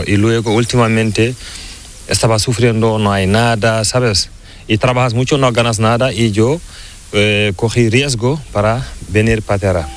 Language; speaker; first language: Spanish; non-native, learner; Fula